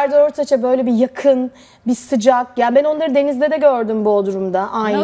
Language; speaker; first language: Turkish; native; Turkish